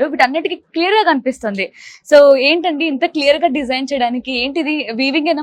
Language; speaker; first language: Telugu; native; Telugu